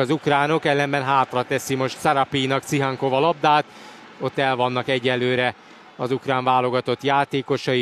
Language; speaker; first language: Hungarian; native; Hungarian